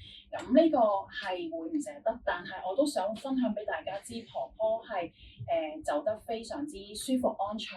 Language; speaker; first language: Cantonese; native; Cantonese